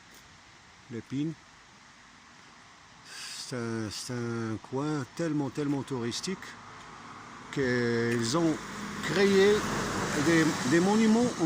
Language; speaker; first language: French; non-native, fluent; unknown